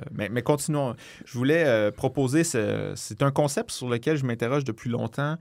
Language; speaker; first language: French; native; French